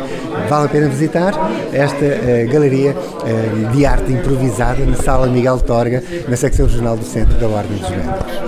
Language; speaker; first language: Portuguese; native; Portuguese